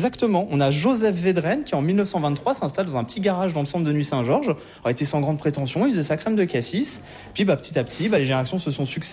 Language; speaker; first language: French; native; French